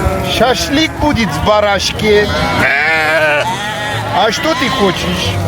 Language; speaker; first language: Russian; native; Russian